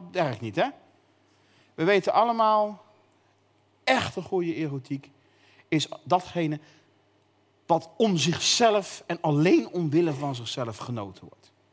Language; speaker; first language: Dutch; native; Dutch